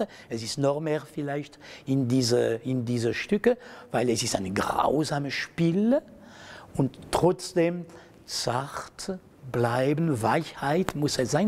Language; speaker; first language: German; non-native, fluent; French